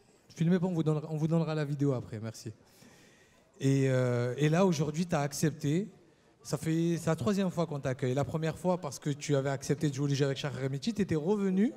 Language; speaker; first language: French; native; French